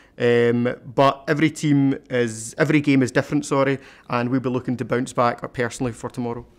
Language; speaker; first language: English; native; English